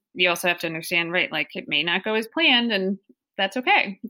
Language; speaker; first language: English; native; English